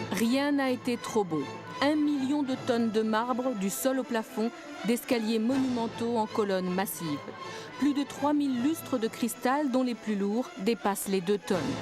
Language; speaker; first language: French; native; French